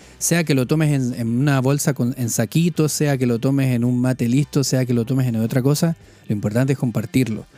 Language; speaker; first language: Spanish; native; Spanish